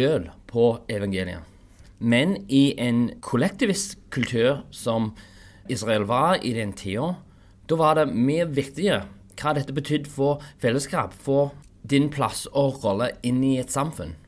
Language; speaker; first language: Norwegian; non-native, fluent; English